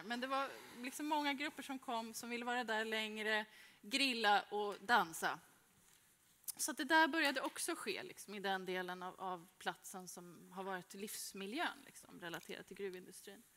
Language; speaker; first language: Swedish; native; Swedish